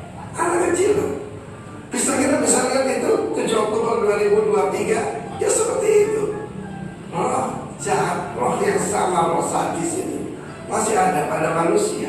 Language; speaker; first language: Indonesian; native; Indonesian